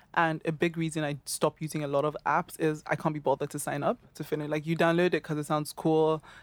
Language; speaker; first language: English; non-native, local second language; Yoruba